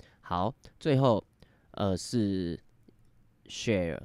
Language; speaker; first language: Chinese; native; Chinese